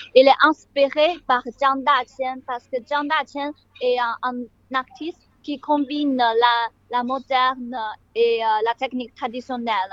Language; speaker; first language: French; non-native, learner; Chinese